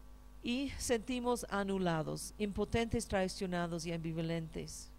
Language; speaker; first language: Spanish; non-native, fluent; English